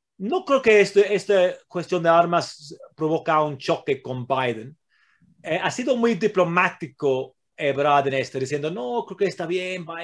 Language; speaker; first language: Spanish; non-native, fluent; English